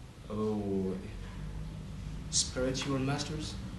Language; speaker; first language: English; non-native, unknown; French